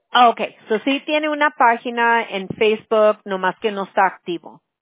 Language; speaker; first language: Spanish; early bilingual, other home language; English